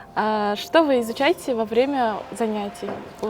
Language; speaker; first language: Russian; non-native, local second language; Kyrgyz